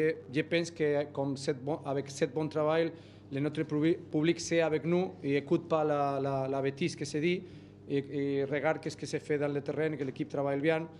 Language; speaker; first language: French; non-native, learner; Spanish